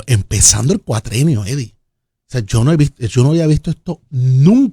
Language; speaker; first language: Spanish; native; Spanish